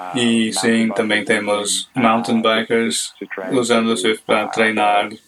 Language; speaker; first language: Portuguese; non-native, fluent; English